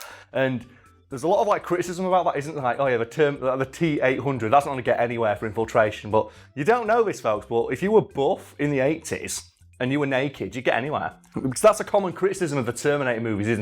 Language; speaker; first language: English; native; English